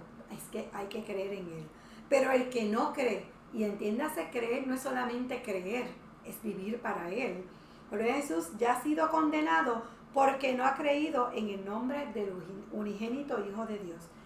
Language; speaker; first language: Spanish; native; Spanish